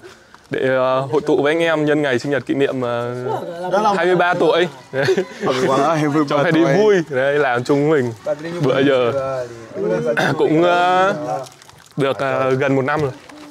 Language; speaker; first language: Vietnamese; native; Vietnamese